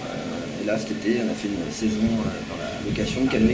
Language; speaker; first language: French; native; French